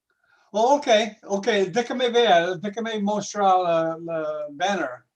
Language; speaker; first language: Spanish; non-native, learner; English